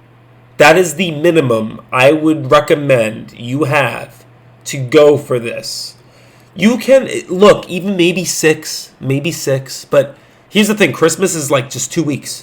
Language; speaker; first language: English; native; English